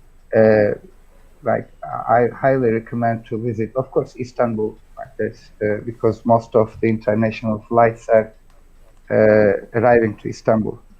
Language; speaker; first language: English; non-native, fluent; Turkish